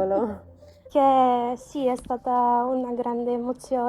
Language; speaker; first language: Italian; non-native, fluent; Macedonian